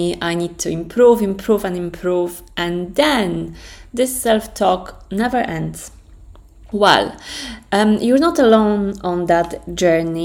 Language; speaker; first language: English; non-native, fluent; Polish